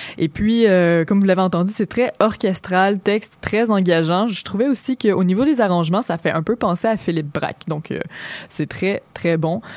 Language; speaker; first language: French; native; French